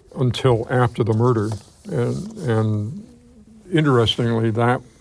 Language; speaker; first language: English; native; English